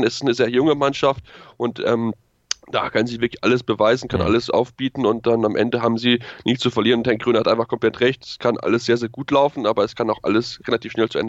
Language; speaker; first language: German; native; German